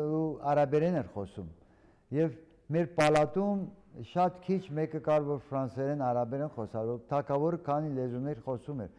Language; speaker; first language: Armenian; early bilingual, heritage; Armenian